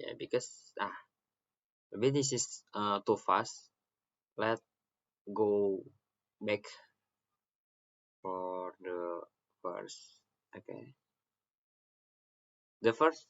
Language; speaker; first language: English; non-native, learner; Indonesian